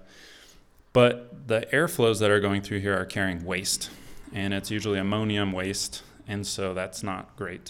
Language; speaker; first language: English; native; English